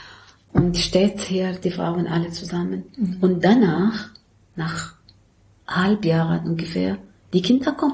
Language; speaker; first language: German; non-native, learner; Arabic